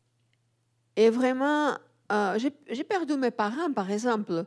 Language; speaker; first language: French; non-native, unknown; Portuguese